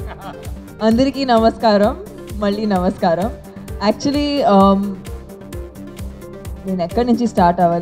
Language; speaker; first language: Telugu; non-native, fluent; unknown